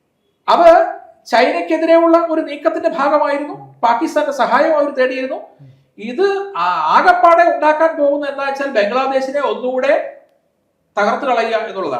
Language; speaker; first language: Malayalam; native; Malayalam